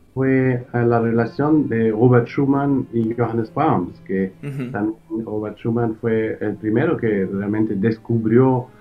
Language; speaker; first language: Spanish; early bilingual, heritage; German